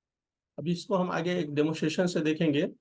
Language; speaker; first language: Hindi; native; Hindi